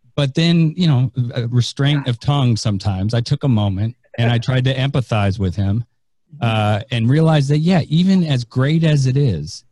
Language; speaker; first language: English; native; English